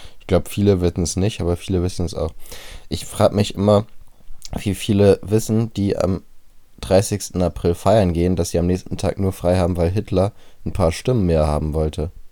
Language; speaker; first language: German; native; German